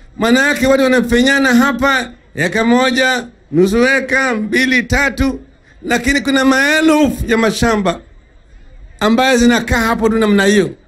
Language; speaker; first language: Swahili; non-native, local second language; Luo (Kenya and Tanzania)